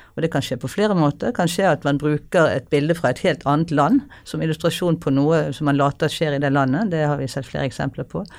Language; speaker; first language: Norwegian; native; Norwegian